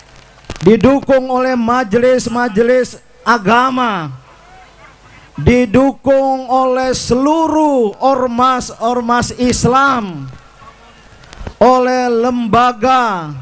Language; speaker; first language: Indonesian; native; Indonesian